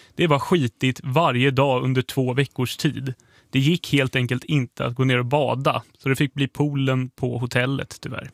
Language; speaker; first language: Swedish; native; Swedish